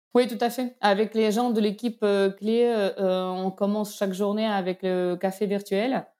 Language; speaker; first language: French; non-native, fluent; Russian